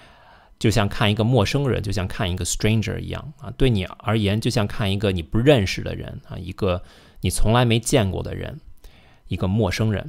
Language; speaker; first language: Chinese; non-native, fluent; English